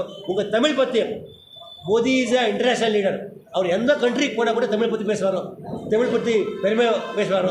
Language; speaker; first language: Tamil; non-native, learner; Kannada